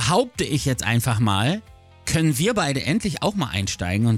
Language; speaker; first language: German; native; German